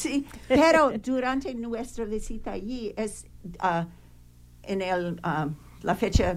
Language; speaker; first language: Spanish; non-native, learner; English